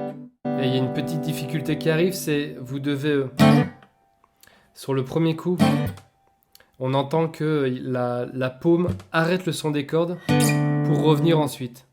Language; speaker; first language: French; native; French